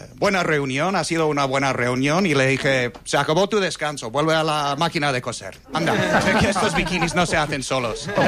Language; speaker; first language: Spanish; non-native, fluent; English